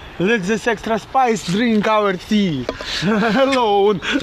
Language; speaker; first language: English; non-native, learner; Russian